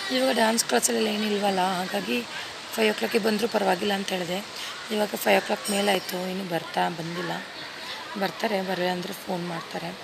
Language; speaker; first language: Kannada; non-native, local second language; Marwari